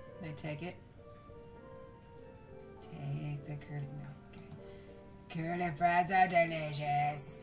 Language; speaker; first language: English; native; English